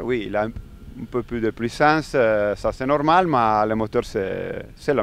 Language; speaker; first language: French; non-native, learner; Italian